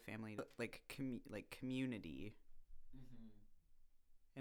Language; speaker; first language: English; native; English